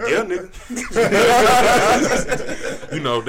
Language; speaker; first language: English; native; English